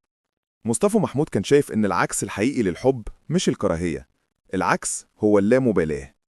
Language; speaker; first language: Arabic; native; Arabic